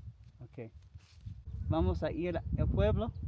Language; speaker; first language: Spanish; non-native, learner; English